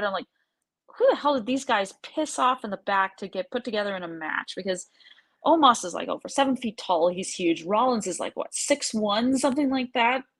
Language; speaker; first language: English; native; English